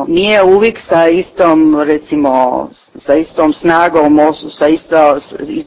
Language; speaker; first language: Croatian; early bilingual, heritage; Croatian